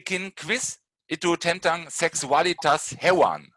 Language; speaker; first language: Indonesian; non-native, fluent; German